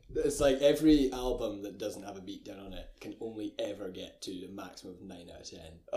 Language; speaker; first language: English; native; English